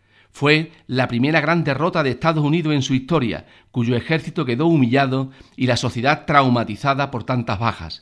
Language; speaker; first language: Spanish; native; Spanish